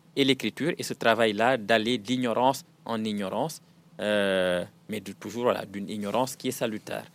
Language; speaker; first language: French; non-native, local second language; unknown